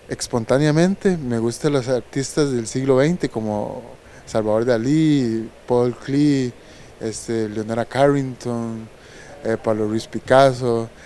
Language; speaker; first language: Spanish; native; Spanish